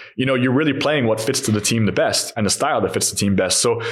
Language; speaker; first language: English; native; English